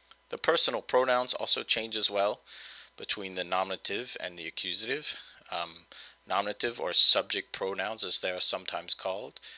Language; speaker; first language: English; native; English